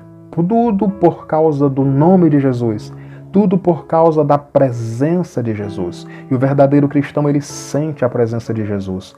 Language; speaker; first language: Portuguese; native; Portuguese